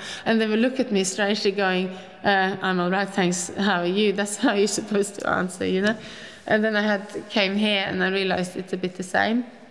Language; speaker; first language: English; non-native, fluent; Norwegian